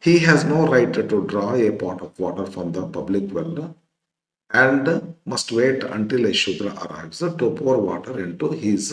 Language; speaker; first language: English; non-native, local second language; Kannada